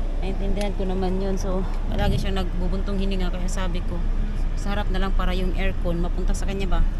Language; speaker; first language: Filipino; native; Filipino